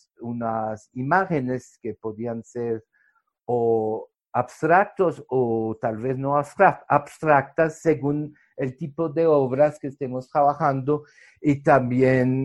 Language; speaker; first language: Spanish; non-native, fluent; French